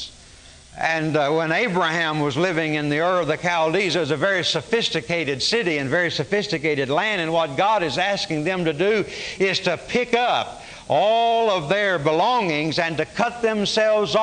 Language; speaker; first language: English; native; English